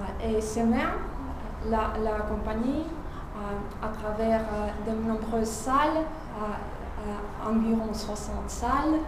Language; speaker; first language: French; non-native, fluent; Russian